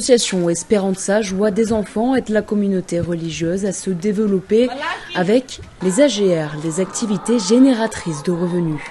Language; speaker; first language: French; native; French